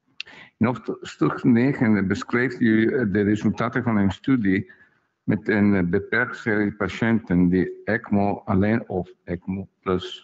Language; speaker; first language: Dutch; non-native, fluent; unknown